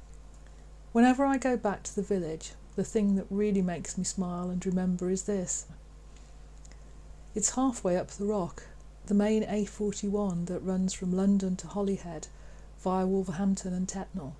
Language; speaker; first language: English; native; English